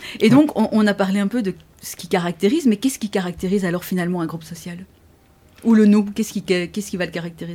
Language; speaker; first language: French; native; French